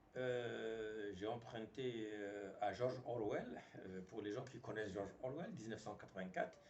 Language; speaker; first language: French; non-native, local second language; Arabic